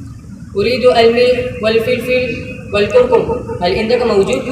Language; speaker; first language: Arabic; non-native, learner; Urdu